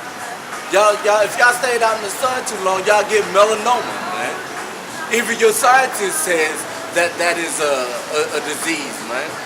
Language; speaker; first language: English; native; English